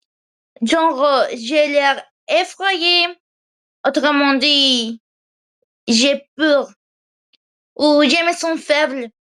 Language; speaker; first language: French; non-native, learner; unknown